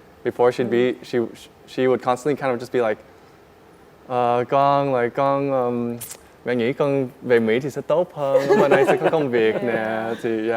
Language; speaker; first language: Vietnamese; early bilingual, heritage; Vietnamese